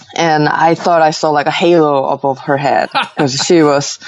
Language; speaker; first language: English; non-native, fluent; Korean